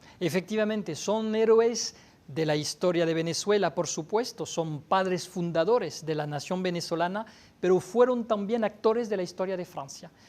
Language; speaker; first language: Spanish; non-native, fluent; French